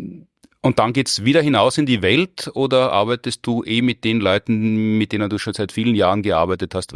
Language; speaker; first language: German; native; German